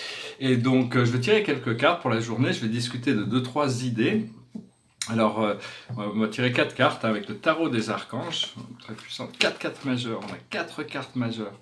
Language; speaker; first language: French; native; French